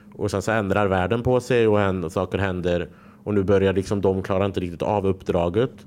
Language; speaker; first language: Swedish; native; Swedish